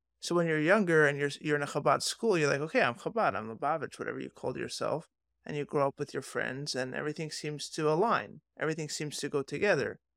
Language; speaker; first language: English; native; English